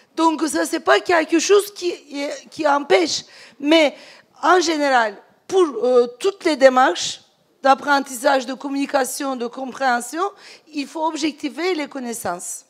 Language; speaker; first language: French; non-native, fluent; Turkish